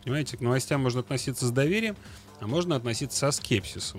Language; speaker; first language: Russian; native; Russian